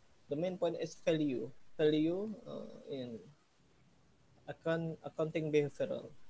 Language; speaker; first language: English; non-native, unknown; Indonesian